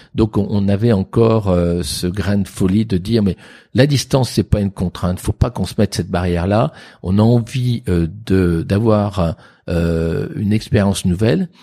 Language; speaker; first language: French; native; French